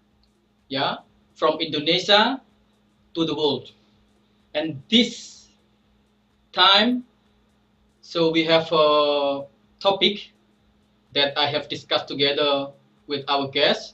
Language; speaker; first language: English; non-native, fluent; Indonesian